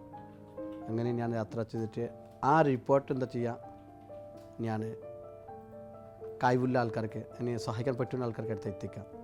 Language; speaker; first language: Malayalam; non-native, local second language; Assamese